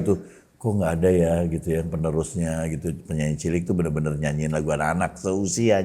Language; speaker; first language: Indonesian; native; Indonesian